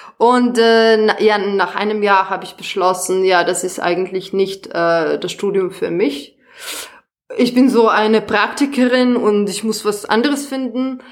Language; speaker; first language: German; non-native, fluent; Serbian